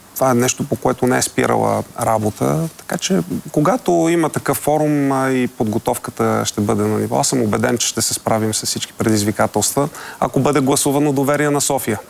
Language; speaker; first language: Bulgarian; native; Bulgarian